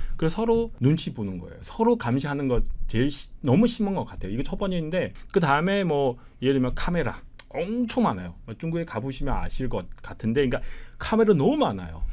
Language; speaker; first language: Korean; non-native, fluent; Chinese